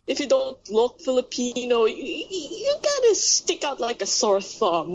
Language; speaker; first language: English; non-native, local second language; Filipino